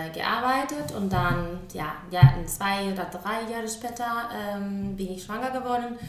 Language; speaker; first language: German; non-native, fluent; Spanish